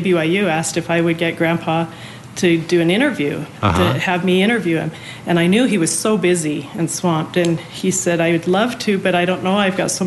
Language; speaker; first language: English; native; English